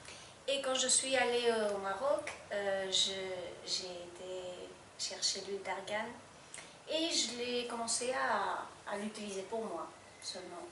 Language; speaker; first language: French; non-native, fluent; Spanish